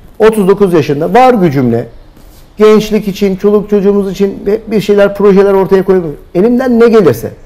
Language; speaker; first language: Turkish; native; Turkish